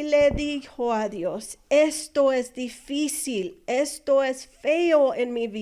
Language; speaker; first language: Spanish; non-native, fluent; English